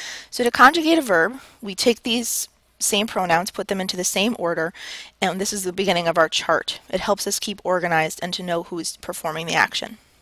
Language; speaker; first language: English; native; English